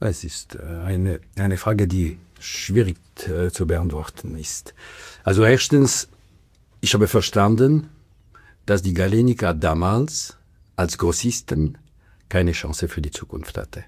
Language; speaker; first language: German; non-native, local second language; French